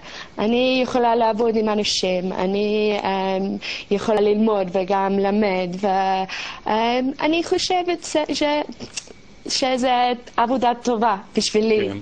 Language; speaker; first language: Hebrew; non-native, learner; English